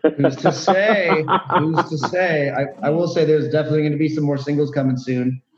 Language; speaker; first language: English; native; English